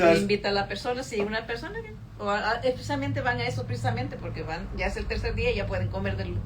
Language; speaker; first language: Spanish; native; Spanish